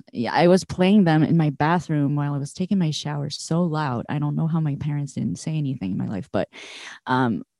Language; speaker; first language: English; native; English